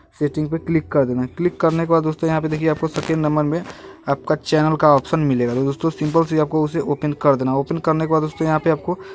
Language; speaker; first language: Hindi; native; Hindi